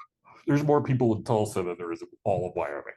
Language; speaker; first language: English; native; English